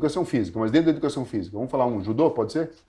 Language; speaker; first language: Portuguese; native; Portuguese